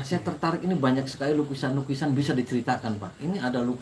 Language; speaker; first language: Indonesian; native; Indonesian